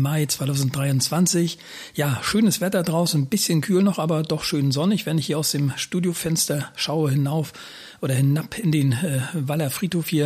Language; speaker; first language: German; native; German